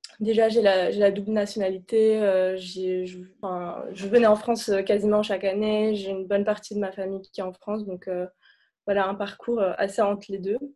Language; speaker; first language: French; native; French